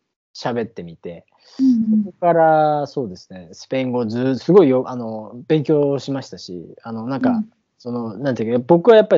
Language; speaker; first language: Japanese; native; Japanese